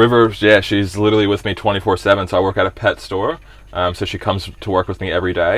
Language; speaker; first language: English; early bilingual, other home language; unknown